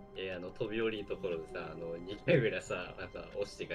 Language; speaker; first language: Japanese; native; Japanese